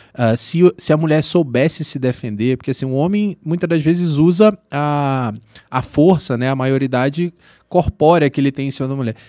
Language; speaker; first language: Portuguese; native; Portuguese